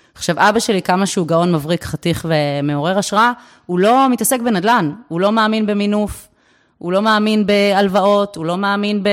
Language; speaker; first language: Hebrew; native; Hebrew